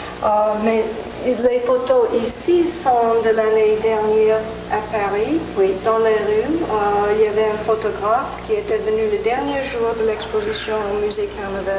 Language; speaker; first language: French; non-native, fluent; English